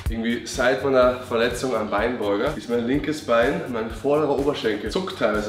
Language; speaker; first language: German; native; German